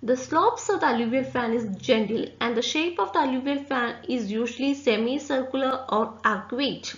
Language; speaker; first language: English; non-native, local second language; Malayalam